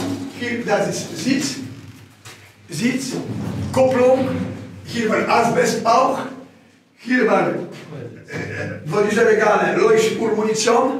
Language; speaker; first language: German; non-native, learner; Polish